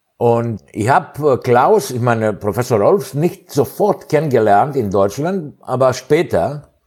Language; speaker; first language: German; non-native, fluent; Greek